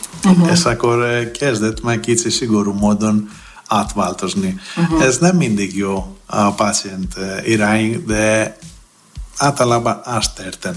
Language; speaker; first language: Hungarian; non-native, fluent; Greek